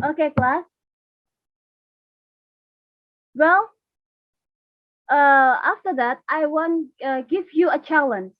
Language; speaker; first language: English; non-native, fluent; Indonesian